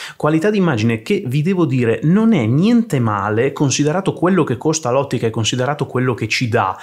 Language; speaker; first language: Italian; native; Italian